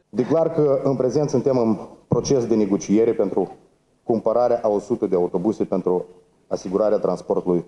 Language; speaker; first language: Romanian; native; Romanian